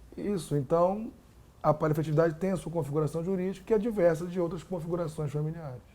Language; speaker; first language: Portuguese; native; Portuguese